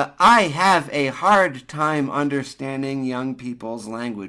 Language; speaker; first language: French; non-native, fluent; English